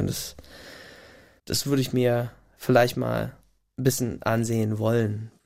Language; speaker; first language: German; non-native, fluent; English